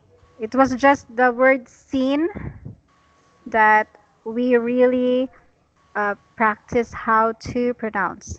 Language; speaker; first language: English; non-native, fluent; Cebuano